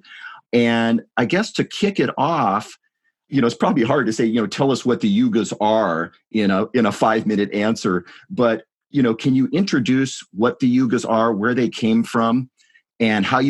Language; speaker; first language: English; native; English